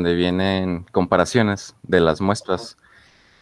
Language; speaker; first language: Spanish; native; Spanish